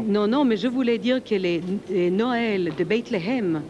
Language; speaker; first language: French; non-native, fluent; Hebrew